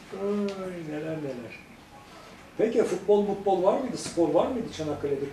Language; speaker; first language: Turkish; native; Turkish